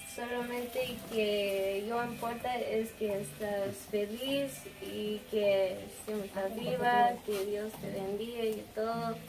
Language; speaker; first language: Spanish; non-native, learner; English